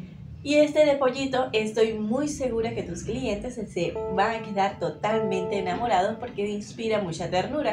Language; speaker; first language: Spanish; native; Spanish